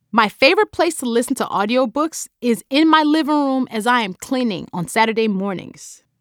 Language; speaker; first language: English; non-native, local second language; Yoruba